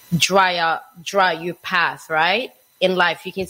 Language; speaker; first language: English; non-native, fluent; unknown